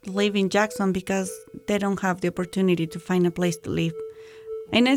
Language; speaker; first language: English; non-native, learner; Spanish